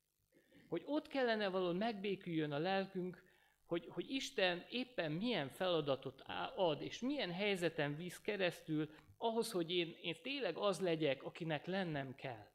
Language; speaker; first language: Hungarian; native; Hungarian